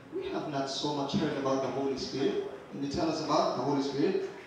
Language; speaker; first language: English; non-native, local second language; Filipino